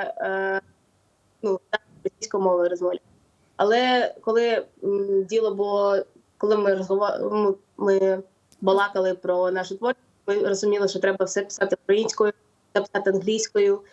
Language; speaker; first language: Ukrainian; non-native, local second language; Russian